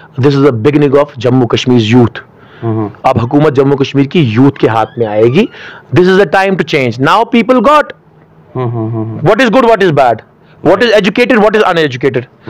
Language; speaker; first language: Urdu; non-native, local second language; Kashmiri